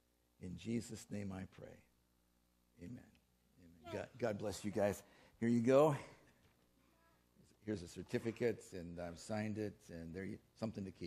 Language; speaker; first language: English; native; English